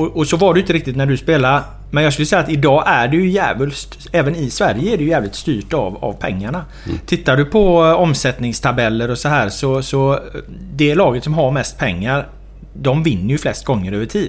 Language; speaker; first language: Swedish; native; Swedish